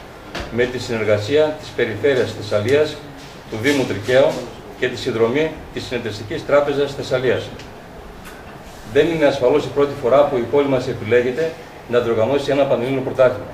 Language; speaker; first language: Greek; native; Greek